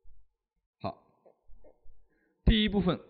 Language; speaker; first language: Chinese; native; Chinese